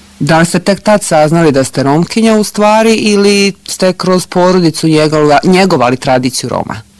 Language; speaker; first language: Bosnian; native; Bosnian